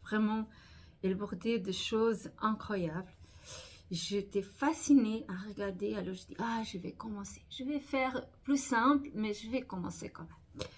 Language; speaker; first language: French; non-native, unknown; Portuguese